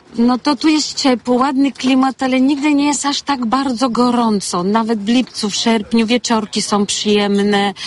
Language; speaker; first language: Polish; non-native, fluent; Bulgarian